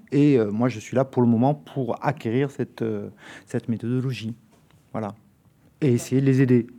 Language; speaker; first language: French; native; French